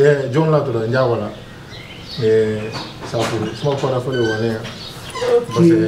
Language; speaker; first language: German; non-native, learner; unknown